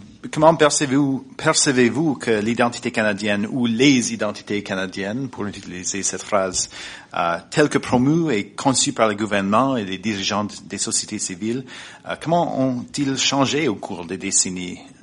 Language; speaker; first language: French; non-native, fluent; English